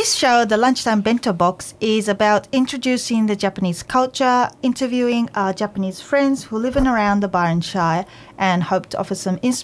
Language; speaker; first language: English; non-native, fluent; Japanese